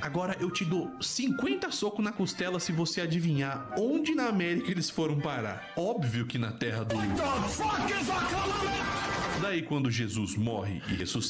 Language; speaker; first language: Portuguese; native; Portuguese